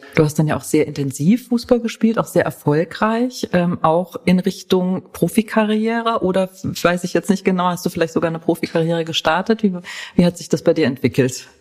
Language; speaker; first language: German; native; German